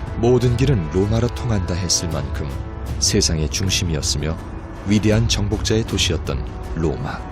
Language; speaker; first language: Korean; native; Korean